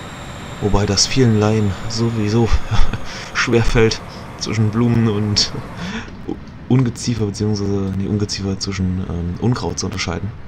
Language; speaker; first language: German; native; German